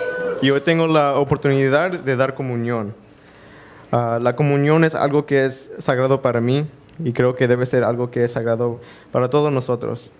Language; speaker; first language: Spanish; early bilingual, heritage; Spanish